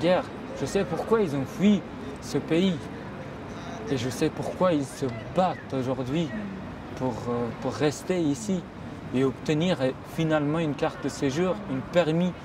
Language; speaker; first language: French; non-native, fluent; Persian